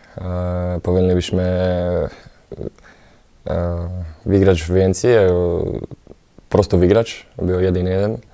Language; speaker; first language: Polish; non-native, fluent; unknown